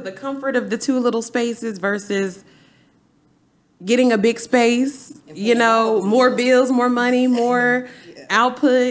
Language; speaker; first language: English; native; English